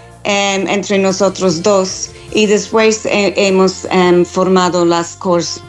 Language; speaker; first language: Spanish; non-native, fluent; English